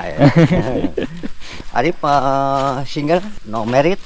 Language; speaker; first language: English; non-native, learner; Indonesian